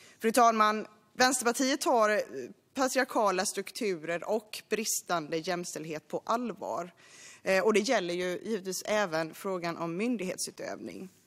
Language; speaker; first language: Swedish; native; Swedish